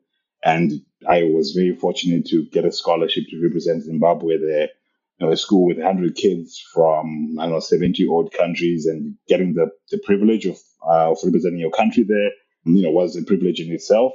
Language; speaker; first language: English; non-native, local second language; Shona